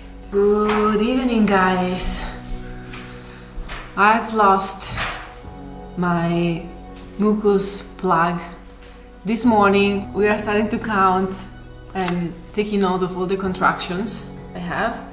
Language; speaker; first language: English; non-native, fluent; Italian